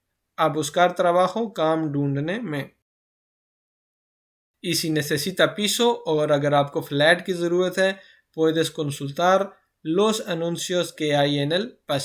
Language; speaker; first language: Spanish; non-native, fluent; Urdu